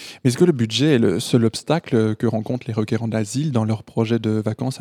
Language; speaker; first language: French; native; French